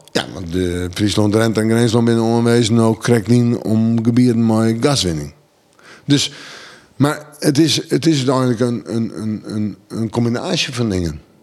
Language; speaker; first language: Dutch; non-native, local second language; Western Frisian